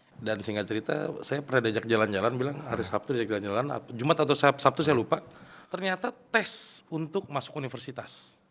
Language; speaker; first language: Indonesian; native; Indonesian